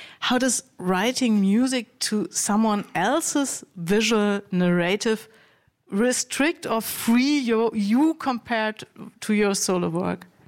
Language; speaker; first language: English; non-native, fluent; German